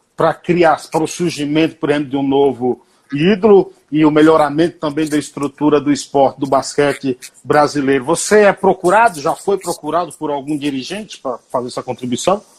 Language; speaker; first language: Portuguese; native; Portuguese